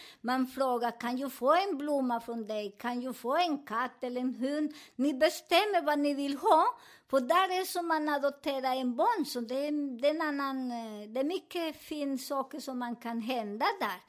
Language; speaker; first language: Swedish; non-native, learner; Spanish